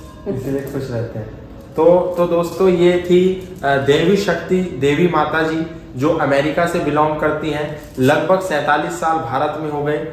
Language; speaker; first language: Hindi; native; Hindi